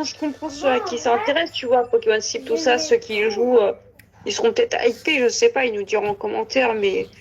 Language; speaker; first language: French; native; French